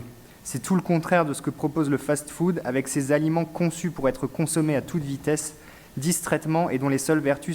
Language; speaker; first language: French; native; French